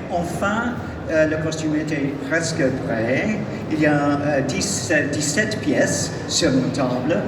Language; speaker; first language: French; non-native, learner; English